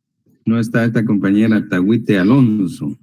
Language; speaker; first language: Spanish; native; Spanish